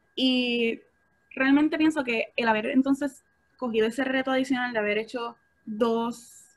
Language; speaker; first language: Spanish; native; Spanish